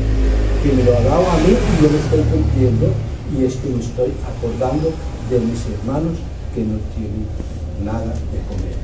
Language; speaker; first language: Spanish; non-native, fluent; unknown